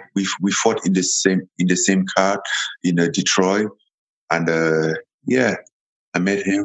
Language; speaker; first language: English; non-native, local second language; French